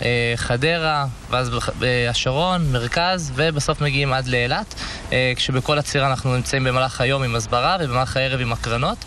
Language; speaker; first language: Hebrew; native; Hebrew